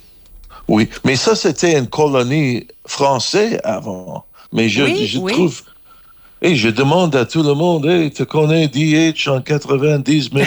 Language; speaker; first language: French; non-native, learner; English